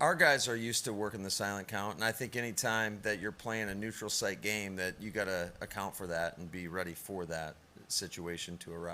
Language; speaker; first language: English; native; English